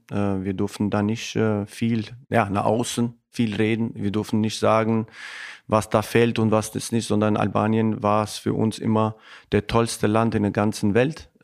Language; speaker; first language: German; non-native, fluent; Albanian